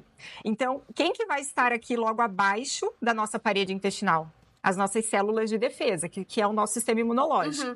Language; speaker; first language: Portuguese; native; Portuguese